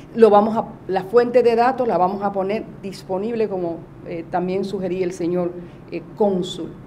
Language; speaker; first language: Spanish; native; Spanish